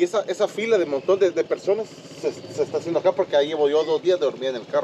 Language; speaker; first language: Spanish; native; Spanish